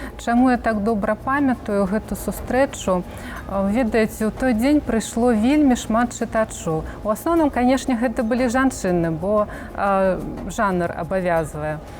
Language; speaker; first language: Belarusian; native; Belarusian